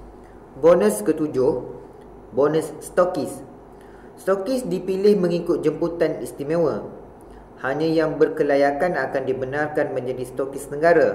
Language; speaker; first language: Malay; native; Malay